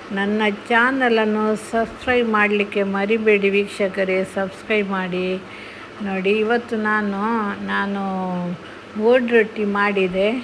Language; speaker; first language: Kannada; non-native, local second language; Konkani